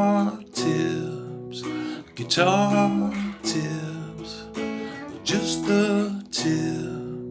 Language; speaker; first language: English; native; English